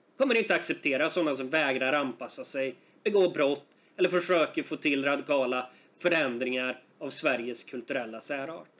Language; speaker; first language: Swedish; native; Swedish